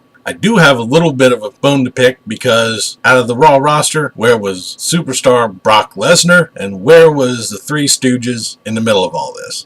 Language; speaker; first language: English; native; English